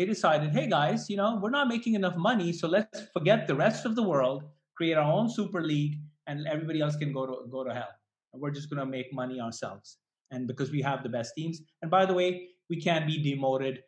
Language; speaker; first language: English; non-native, local second language; Hindi